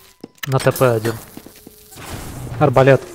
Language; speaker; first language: Russian; native; Russian